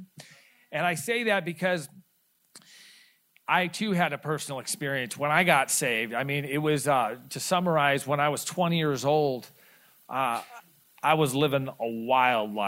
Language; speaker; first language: English; native; English